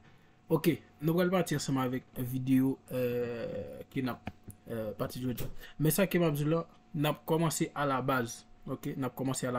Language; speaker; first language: French; non-native, local second language; Haitian Creole